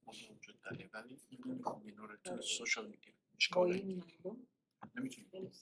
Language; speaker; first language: Persian; non-native, learner; Kurdish